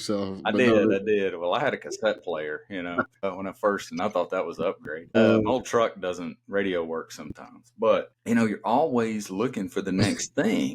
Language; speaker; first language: English; native; English